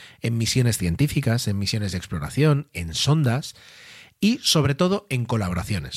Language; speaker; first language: Spanish; native; Spanish